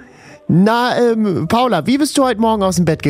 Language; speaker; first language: German; native; German